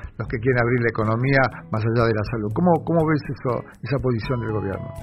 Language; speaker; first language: Spanish; native; Spanish